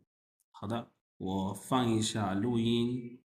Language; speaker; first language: Chinese; non-native, learner; Urdu